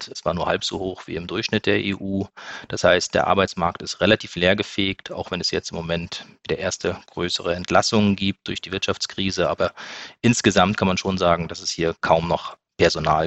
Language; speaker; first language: German; native; German